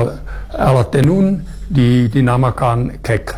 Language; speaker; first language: Indonesian; non-native, fluent; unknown